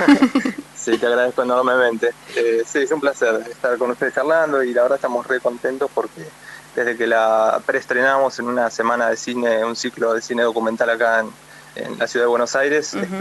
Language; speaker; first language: Spanish; native; Spanish